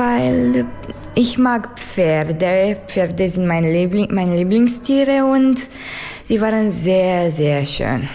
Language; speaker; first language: German; non-native, learner; Romanian